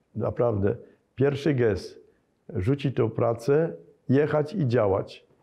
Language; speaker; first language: Polish; native; Polish